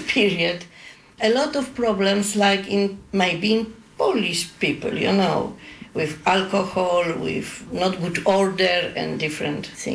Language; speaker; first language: English; non-native, learner; Polish